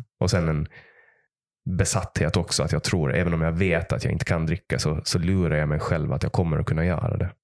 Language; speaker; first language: Swedish; native; Swedish